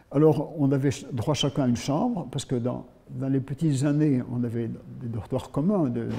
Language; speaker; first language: French; native; French